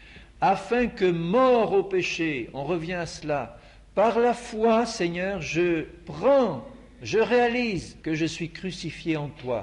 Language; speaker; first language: French; native; French